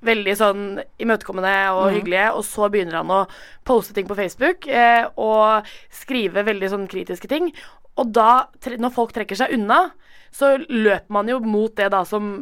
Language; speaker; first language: Norwegian; native; Norwegian